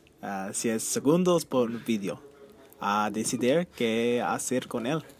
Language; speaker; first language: Spanish; early bilingual, heritage; Spanish